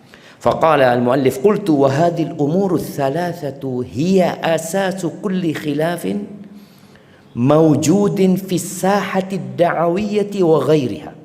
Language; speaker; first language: Arabic; non-native, fluent; Indonesian